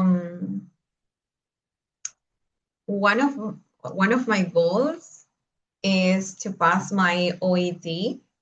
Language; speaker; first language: English; non-native, learner; Spanish